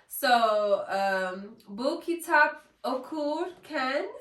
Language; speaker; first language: Turkish; non-native, learner; English